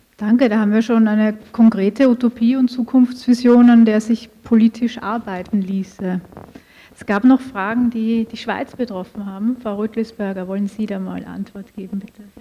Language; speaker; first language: German; native; German